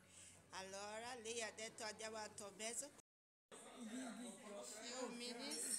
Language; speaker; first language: Italian; non-native, learner; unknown